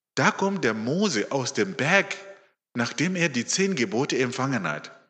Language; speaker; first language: German; non-native, fluent; Shona